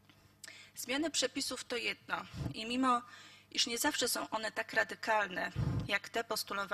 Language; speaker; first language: Polish; native; Polish